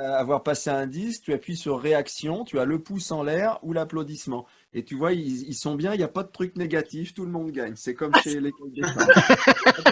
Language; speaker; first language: French; native; French